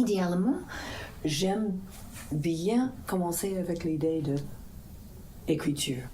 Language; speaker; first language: French; non-native, fluent; English